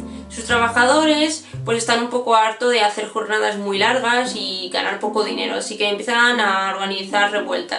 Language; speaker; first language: Spanish; native; Spanish